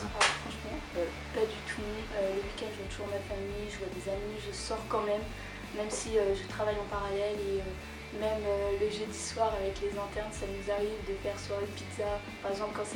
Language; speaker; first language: French; native; French